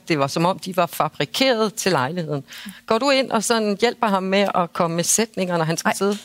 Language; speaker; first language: Danish; native; Danish